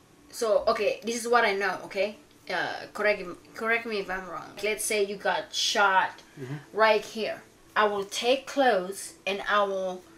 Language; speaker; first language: English; non-native, fluent; Indonesian